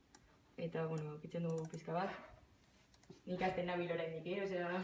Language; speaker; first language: Basque; non-native, local second language; Spanish